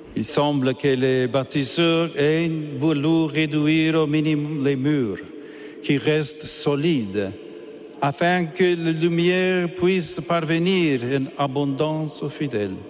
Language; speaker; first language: French; non-native, fluent; English